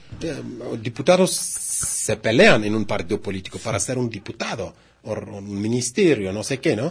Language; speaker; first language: Spanish; non-native, learner; Kurdish